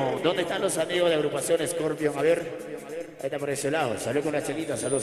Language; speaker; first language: Spanish; native; Spanish